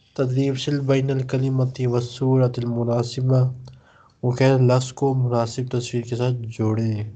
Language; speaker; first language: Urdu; non-native, local second language; Punjabi